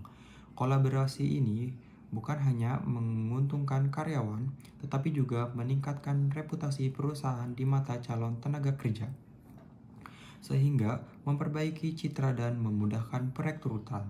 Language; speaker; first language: Indonesian; native; Indonesian